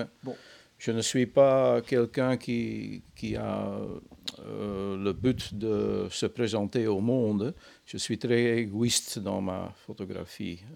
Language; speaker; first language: French; non-native, fluent; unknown